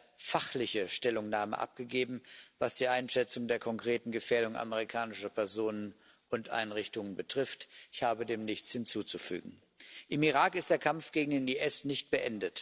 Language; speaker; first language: German; native; German